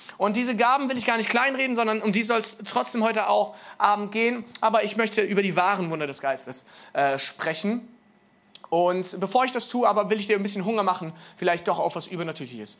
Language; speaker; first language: German; native; German